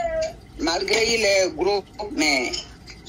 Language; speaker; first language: French; non-native, learner; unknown